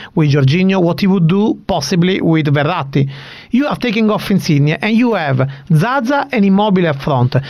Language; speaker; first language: English; non-native, fluent; Italian